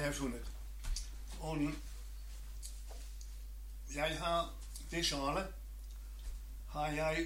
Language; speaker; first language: Norwegian; non-native, learner; German